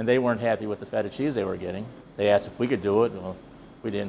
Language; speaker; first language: English; native; English